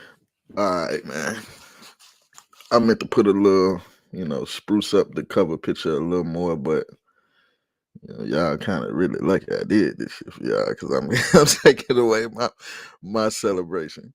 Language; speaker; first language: English; native; English